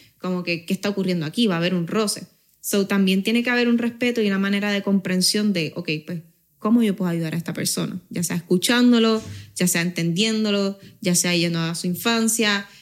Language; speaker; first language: Spanish; native; Spanish